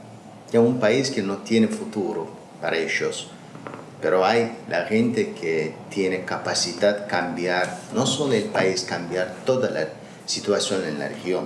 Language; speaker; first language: Spanish; non-native, learner; Azerbaijani